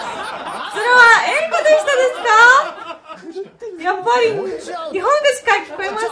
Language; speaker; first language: Japanese; non-native, fluent; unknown